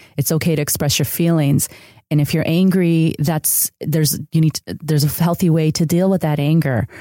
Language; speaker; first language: English; early bilingual, other home language; Spanish